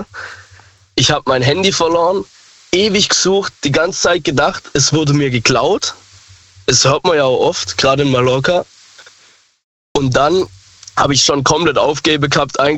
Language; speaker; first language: German; native; German